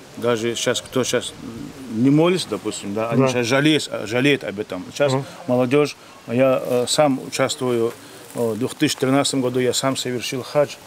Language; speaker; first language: Russian; non-native, local second language; Lezghian